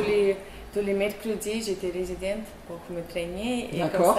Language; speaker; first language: French; non-native, learner; Russian